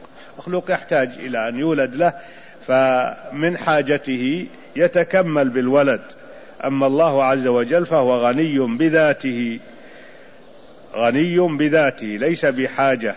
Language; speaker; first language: Arabic; native; Arabic